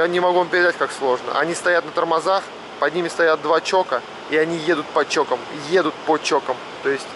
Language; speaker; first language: Russian; native; Russian